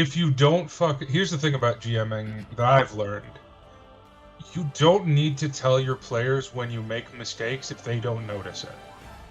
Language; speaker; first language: English; native; English